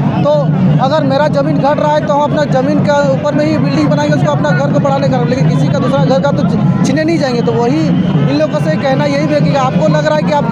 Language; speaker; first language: Hindi; native; Hindi